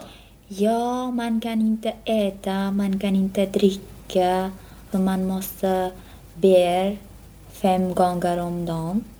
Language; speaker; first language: Swedish; non-native, learner; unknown